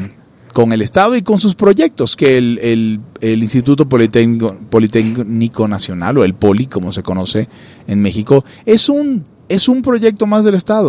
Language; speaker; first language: Spanish; native; Spanish